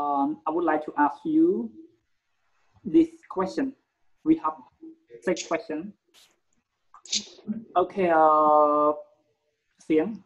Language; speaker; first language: English; non-native, learner; Khmer